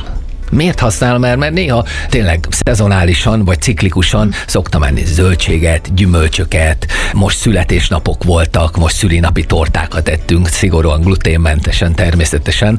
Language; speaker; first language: Hungarian; native; Hungarian